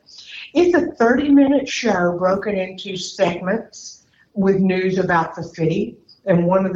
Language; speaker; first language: English; native; English